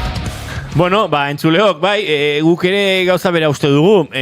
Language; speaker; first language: Basque; native; Basque